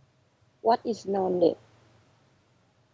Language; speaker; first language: English; non-native, learner; Vietnamese